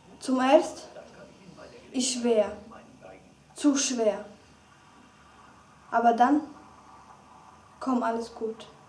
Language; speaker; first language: German; non-native, learner; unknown